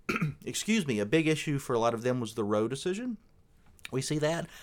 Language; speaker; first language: English; native; English